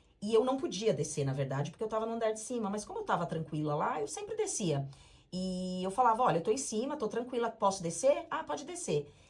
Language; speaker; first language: Portuguese; native; Portuguese